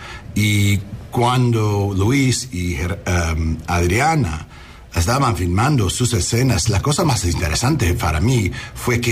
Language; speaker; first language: Spanish; non-native, learner; English